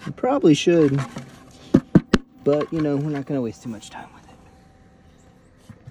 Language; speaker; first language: English; native; English